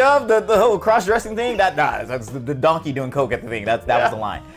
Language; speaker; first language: English; native; English